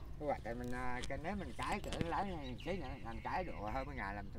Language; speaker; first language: Vietnamese; native; Vietnamese